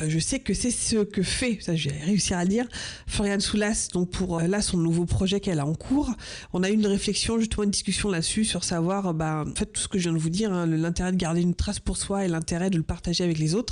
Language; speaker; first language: French; native; French